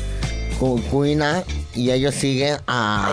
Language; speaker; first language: Catalan; non-native, local second language; Spanish